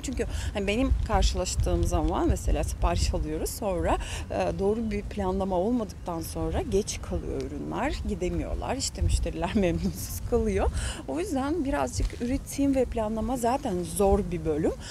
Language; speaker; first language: Turkish; non-native, fluent; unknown